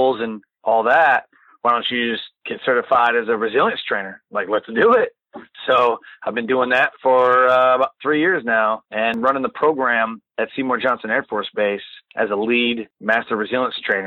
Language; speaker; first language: English; native; English